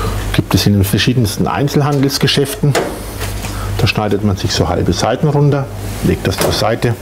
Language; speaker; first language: German; native; German